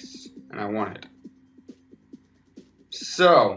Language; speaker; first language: English; native; English